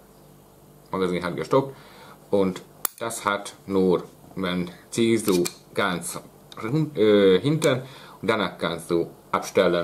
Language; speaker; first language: German; non-native, learner; Hungarian